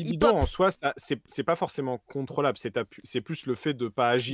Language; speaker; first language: French; native; French